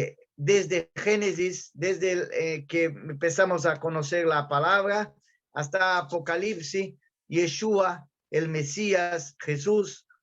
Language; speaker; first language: Spanish; non-native, learner; Portuguese